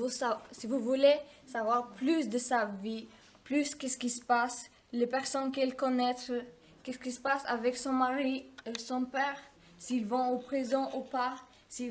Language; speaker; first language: French; non-native, learner; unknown